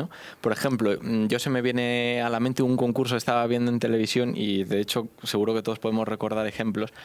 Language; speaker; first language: Spanish; native; Spanish